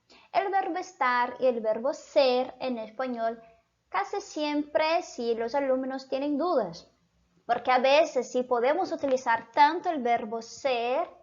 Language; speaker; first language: Spanish; non-native, fluent; Portuguese